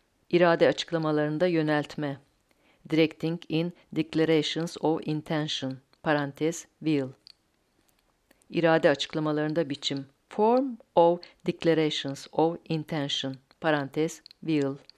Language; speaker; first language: Turkish; native; Turkish